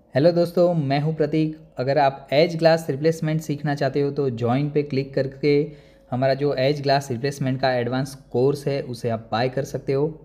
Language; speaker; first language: Hindi; non-native, local second language; Gujarati